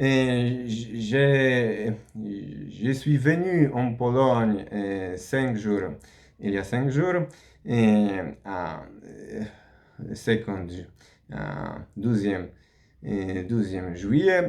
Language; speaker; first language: French; non-native, learner; Polish